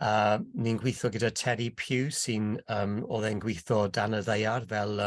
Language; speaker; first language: Welsh; non-native, local second language; English